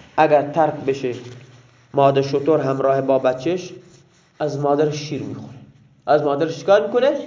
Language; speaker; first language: Persian; non-native, local second language; Baluchi